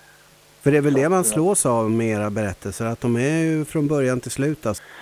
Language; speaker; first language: Swedish; native; Swedish